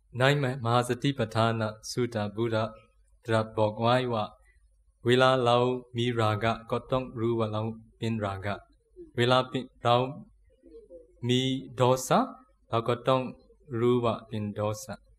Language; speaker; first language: Thai; non-native, learner; Burmese